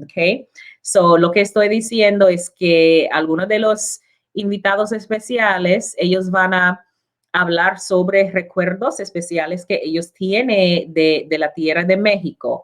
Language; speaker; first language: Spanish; non-native, learner; English